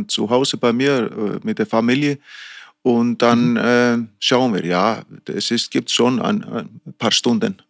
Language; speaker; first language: German; non-native, fluent; Icelandic